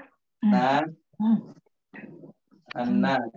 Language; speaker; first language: Arabic; non-native, fluent; Indonesian